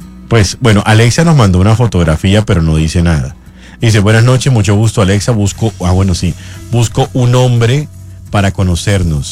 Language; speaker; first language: Spanish; native; Spanish